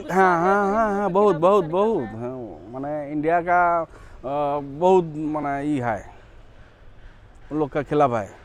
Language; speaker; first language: Hindi; non-native, local second language; Bangla